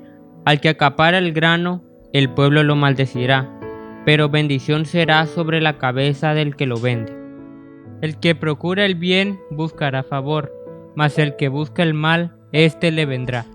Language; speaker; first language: Spanish; native; Spanish